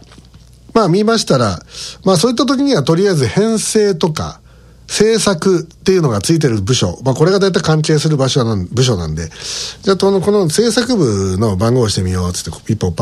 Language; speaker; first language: Japanese; native; Japanese